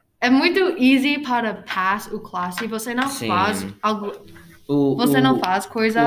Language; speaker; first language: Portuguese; non-native, learner; English